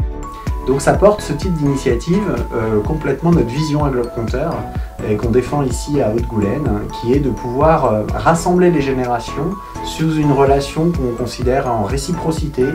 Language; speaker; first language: French; native; French